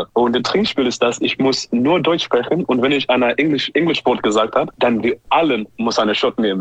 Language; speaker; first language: German; non-native, learner; English